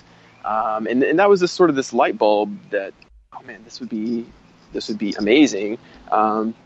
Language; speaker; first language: English; native; English